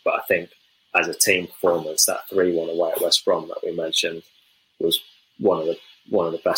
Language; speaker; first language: English; native; English